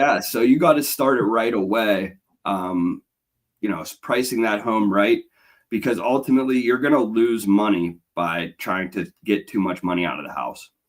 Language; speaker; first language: English; native; English